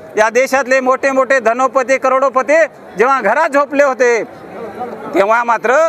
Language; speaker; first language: Marathi; non-native, local second language; Lambadi